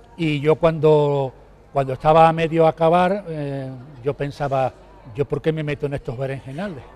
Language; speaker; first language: Spanish; native; Spanish